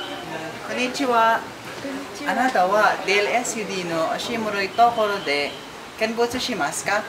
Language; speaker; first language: Japanese; non-native, learner; Filipino